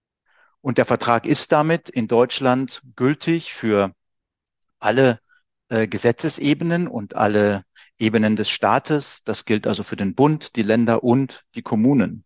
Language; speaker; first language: German; native; German